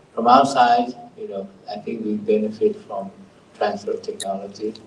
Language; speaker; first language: English; non-native, fluent; Thai